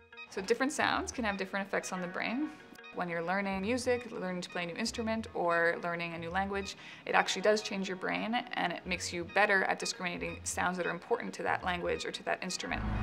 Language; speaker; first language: English; native; English